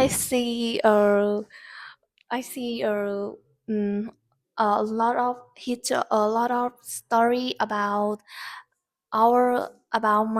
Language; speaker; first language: English; non-native, learner; Vietnamese